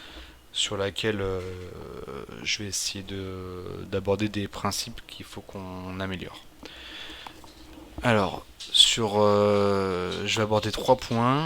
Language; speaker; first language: French; native; French